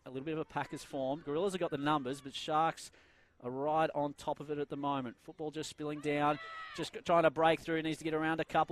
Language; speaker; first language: English; native; English